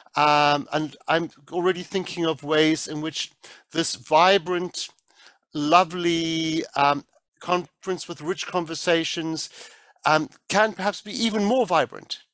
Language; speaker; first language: English; native; English